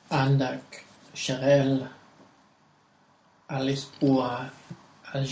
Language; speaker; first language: Arabic; non-native, learner; English